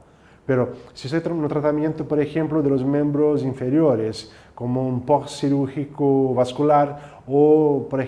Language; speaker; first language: Spanish; non-native, fluent; Portuguese